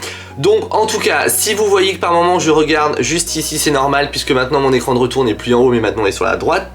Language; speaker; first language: French; native; French